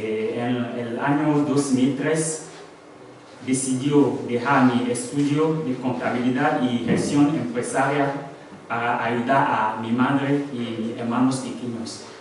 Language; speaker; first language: Spanish; non-native, learner; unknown